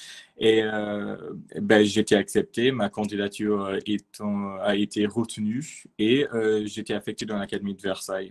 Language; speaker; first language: French; non-native, fluent; English